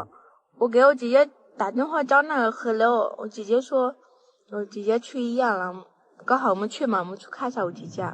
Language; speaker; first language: Chinese; non-native, learner; Lao